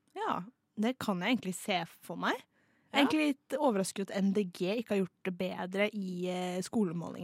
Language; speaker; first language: Norwegian; native; Norwegian